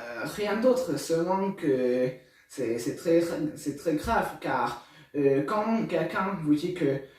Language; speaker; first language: French; non-native, learner; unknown